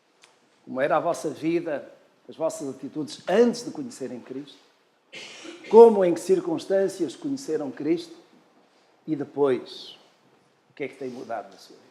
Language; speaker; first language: Portuguese; native; Portuguese